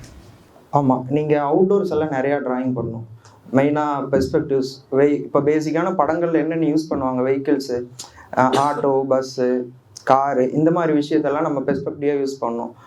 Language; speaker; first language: Tamil; native; Tamil